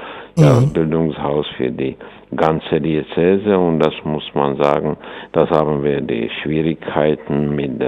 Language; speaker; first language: German; non-native, fluent; Czech